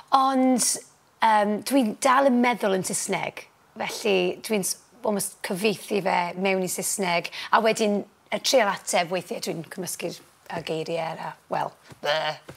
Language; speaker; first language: Welsh; non-native, local second language; English